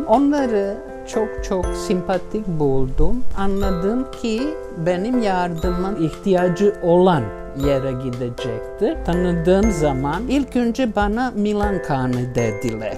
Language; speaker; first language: Turkish; non-native, fluent; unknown